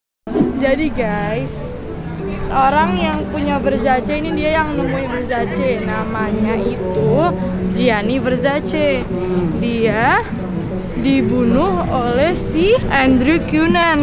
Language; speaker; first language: Indonesian; native; Indonesian